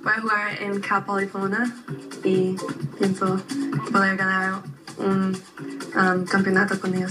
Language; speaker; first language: Spanish; early bilingual, heritage; Spanish